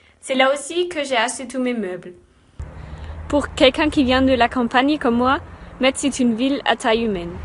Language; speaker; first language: French; non-native, fluent; German